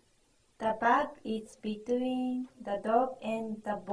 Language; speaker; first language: English; non-native, learner; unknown